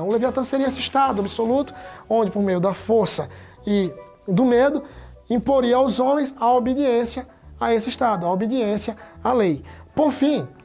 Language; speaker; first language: Portuguese; native; Portuguese